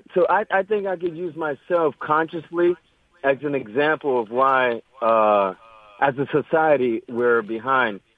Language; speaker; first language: English; native; English